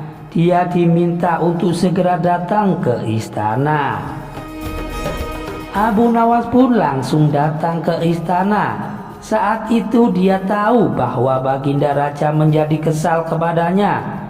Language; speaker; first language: Indonesian; native; Indonesian